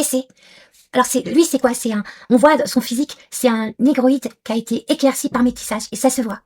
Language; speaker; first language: French; non-native, local second language; Arabic